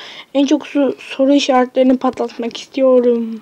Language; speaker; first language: Turkish; native; Turkish